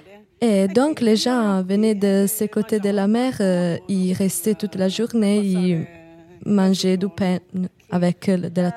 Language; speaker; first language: French; non-native, learner; Italian